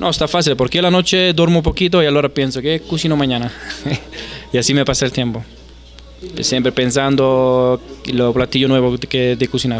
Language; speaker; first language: Spanish; non-native, fluent; Italian